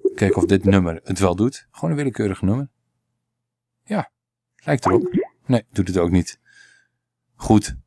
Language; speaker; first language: Dutch; native; Dutch